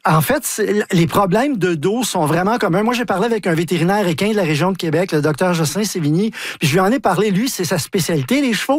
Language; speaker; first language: French; native; French